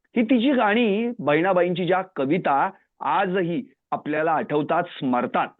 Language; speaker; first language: Marathi; native; Marathi